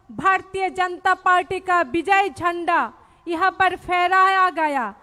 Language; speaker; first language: Hindi; non-native, local second language; Bangla